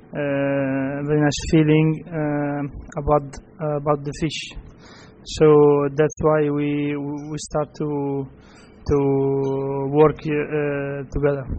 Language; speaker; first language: English; non-native, fluent; Italian